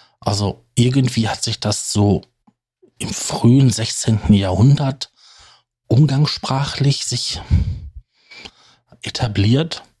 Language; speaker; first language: German; native; German